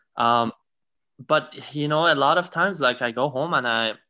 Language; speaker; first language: English; non-native, fluent; Persian